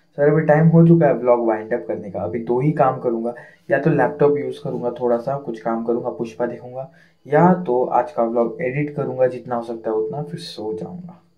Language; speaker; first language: Hindi; non-native, local second language; Marathi